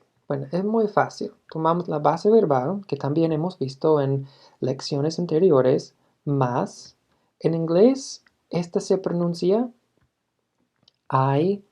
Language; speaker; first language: Spanish; non-native, fluent; English